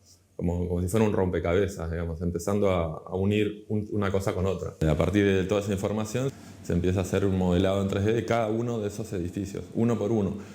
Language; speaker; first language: Spanish; native; Spanish